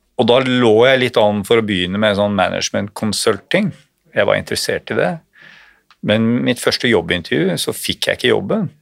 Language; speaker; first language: Norwegian; native; Norwegian